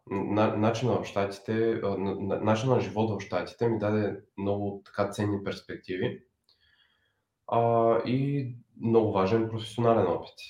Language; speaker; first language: Bulgarian; native; Bulgarian